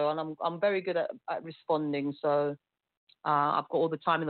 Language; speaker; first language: English; early bilingual, other home language; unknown